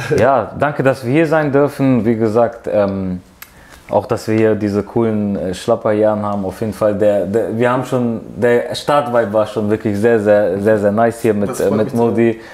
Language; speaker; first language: German; early bilingual, other home language; Kurdish